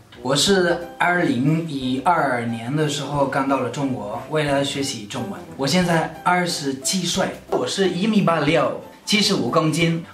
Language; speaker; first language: Chinese; non-native, fluent; Spanish